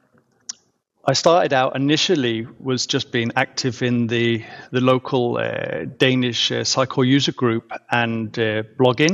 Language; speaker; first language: English; native; English